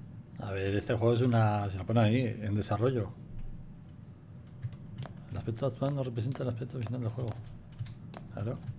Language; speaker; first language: Spanish; native; Spanish